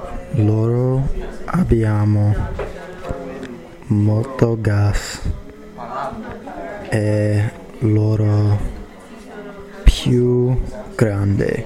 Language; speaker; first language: Italian; non-native, learner; English